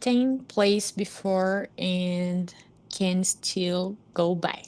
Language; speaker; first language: English; non-native, learner; Portuguese